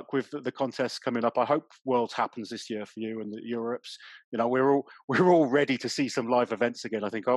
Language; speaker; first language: English; native; English